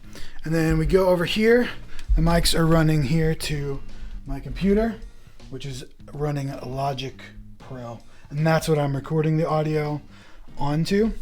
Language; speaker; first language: English; native; English